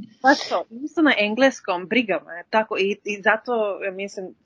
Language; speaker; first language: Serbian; early bilingual, heritage; Serbian